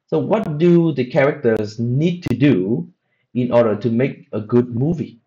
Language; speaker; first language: English; non-native, fluent; Vietnamese